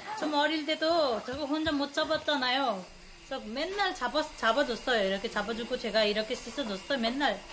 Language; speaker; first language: Korean; non-native, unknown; Nepali